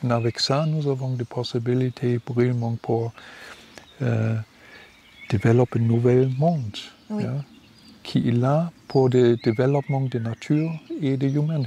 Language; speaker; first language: French; non-native, learner; German